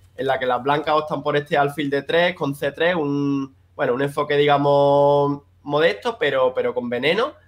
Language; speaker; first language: Spanish; native; Spanish